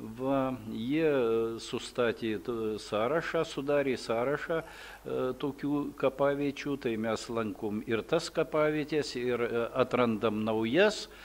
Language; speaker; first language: Lithuanian; early bilingual, heritage; Lithuanian